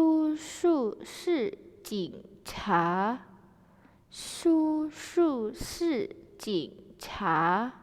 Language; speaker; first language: Chinese; non-native, fluent; Indonesian